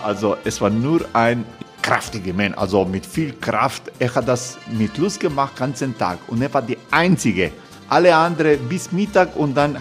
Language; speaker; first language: German; non-native, fluent; Croatian